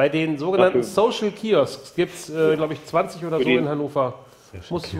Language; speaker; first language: German; native; German